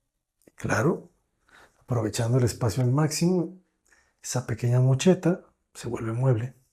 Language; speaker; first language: Spanish; native; Spanish